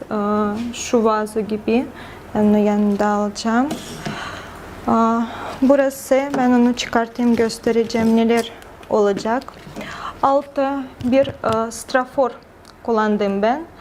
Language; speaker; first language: Turkish; non-native, fluent; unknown